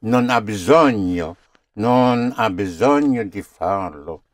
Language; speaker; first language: Italian; non-native, fluent; English